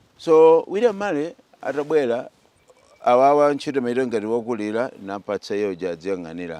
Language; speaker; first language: Nyanja; native; Nyanja